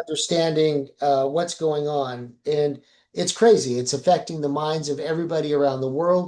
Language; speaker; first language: English; native; English